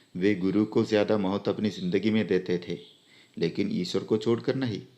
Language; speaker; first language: Hindi; non-native, local second language; Malayalam